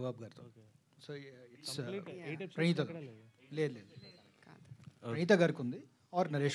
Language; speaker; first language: Telugu; native; Telugu